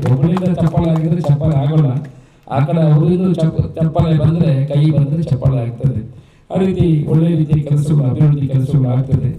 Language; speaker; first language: Kannada; non-native, local second language; Tulu